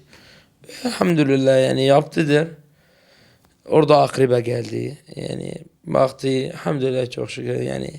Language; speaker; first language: Turkish; non-native, learner; Arabic